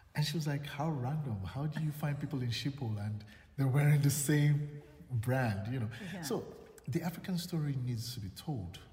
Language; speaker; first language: English; non-native, local second language; Yoruba